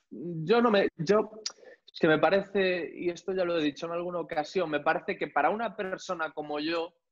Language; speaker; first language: Spanish; native; Spanish